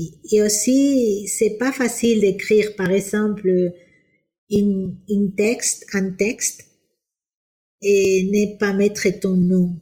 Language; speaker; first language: French; non-native, fluent; Spanish